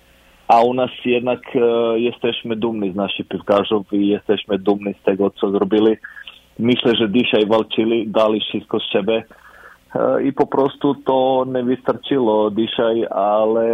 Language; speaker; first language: Polish; non-native, fluent; Croatian